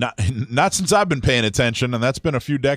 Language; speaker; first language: English; native; English